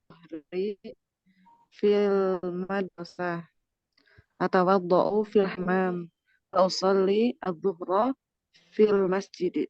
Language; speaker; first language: Arabic; non-native, learner; Indonesian